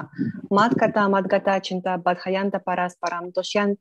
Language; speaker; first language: Russian; native; Russian